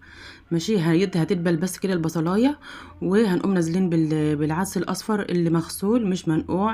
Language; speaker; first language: Arabic; native; Arabic